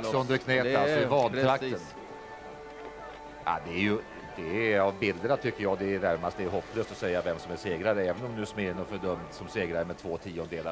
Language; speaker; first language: Swedish; native; Swedish